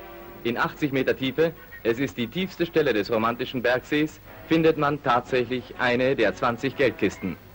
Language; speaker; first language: German; native; German